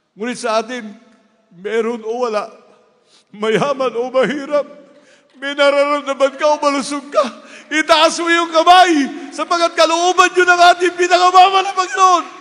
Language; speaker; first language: Filipino; native; Filipino